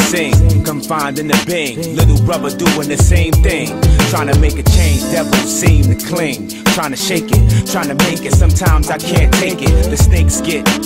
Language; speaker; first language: English; native; English